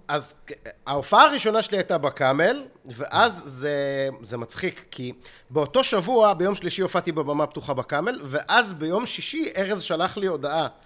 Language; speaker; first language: Hebrew; native; Hebrew